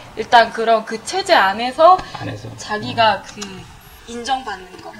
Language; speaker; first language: Korean; native; Korean